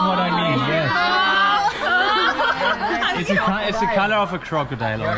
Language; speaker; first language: English; non-native, fluent; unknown